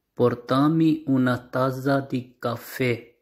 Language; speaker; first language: Italian; non-native, learner; Urdu